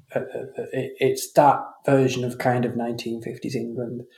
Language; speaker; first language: English; native; English